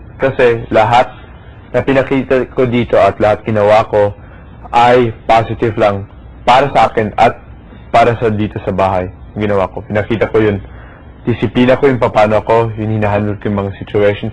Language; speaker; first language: Filipino; early bilingual, heritage; Filipino